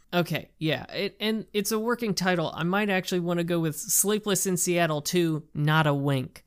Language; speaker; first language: English; native; English